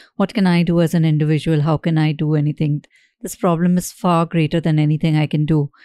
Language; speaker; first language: English; non-native, local second language; Hindi